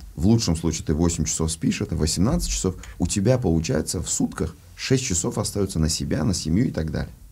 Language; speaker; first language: Russian; non-native, local second language; Uzbek